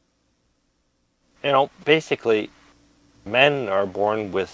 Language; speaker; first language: English; native; English